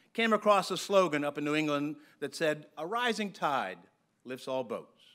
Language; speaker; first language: English; native; English